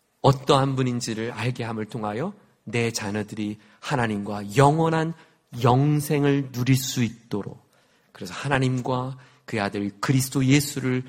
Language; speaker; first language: Korean; native; Korean